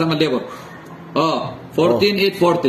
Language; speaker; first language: Filipino; non-native, learner; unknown